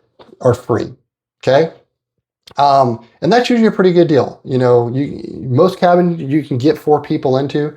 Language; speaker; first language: English; native; English